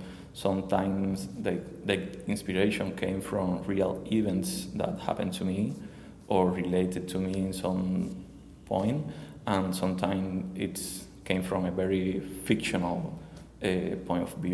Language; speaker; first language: English; non-native, learner; Spanish